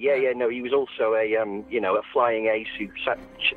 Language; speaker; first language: English; native; English